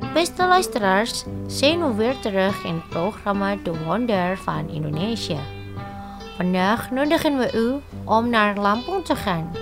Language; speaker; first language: Dutch; non-native, fluent; Indonesian